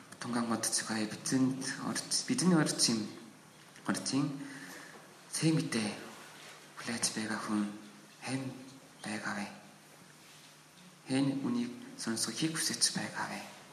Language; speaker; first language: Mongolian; non-native, learner; Korean